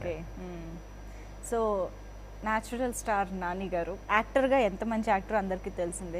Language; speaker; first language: Telugu; native; Telugu